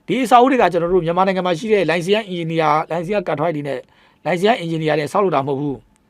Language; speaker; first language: Burmese; native; Burmese